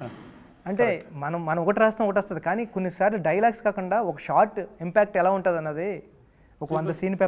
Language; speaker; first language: Telugu; native; Telugu